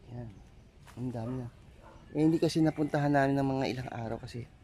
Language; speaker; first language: Filipino; non-native, local second language; Hiligaynon